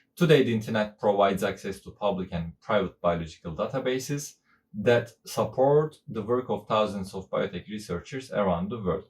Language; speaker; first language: English; non-native, fluent; Turkish